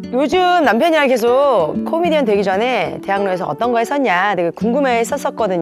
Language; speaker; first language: Korean; native; Korean